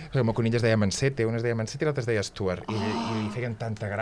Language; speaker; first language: Catalan; native; Catalan